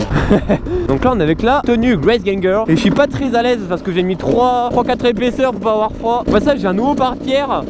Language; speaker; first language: French; native; French